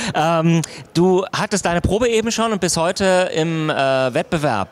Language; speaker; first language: German; native; German